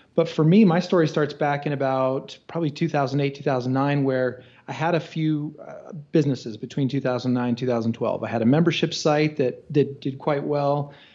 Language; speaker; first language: English; native; English